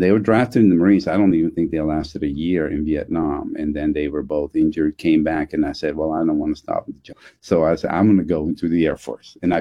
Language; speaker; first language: English; non-native, fluent; Dutch